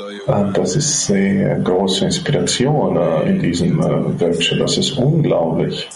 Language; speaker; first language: German; non-native, fluent; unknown